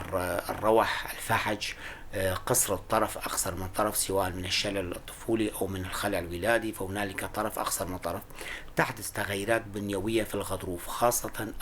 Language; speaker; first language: Arabic; non-native, local second language; Kurdish